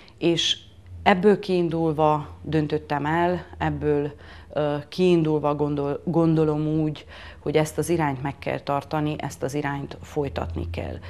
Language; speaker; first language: Hungarian; native; Hungarian